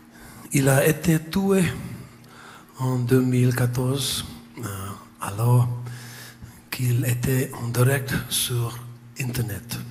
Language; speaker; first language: French; non-native, fluent; English